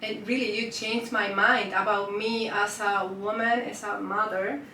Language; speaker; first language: English; non-native, fluent; Spanish